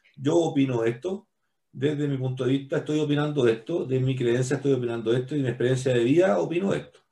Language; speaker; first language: Spanish; native; Spanish